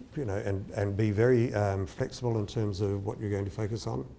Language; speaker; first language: English; native; English